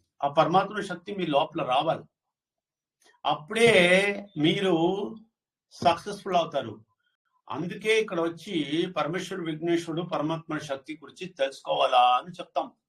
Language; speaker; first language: Telugu; non-native, learner; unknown